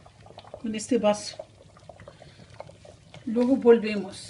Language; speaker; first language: Spanish; non-native, learner; Arabic